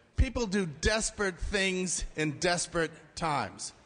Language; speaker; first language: English; native; English